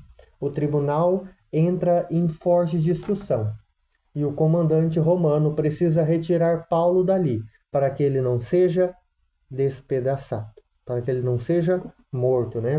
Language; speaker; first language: Portuguese; native; Portuguese